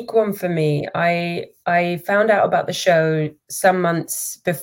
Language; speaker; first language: English; native; English